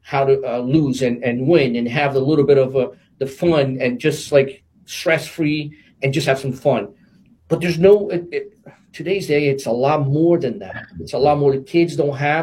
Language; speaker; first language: English; non-native, fluent; Portuguese